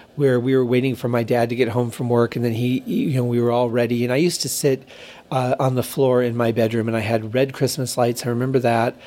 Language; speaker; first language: English; native; English